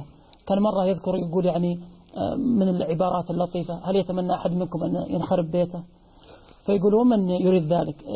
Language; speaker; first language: Arabic; native; Arabic